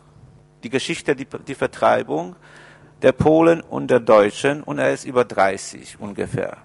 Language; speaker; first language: German; non-native, fluent; Polish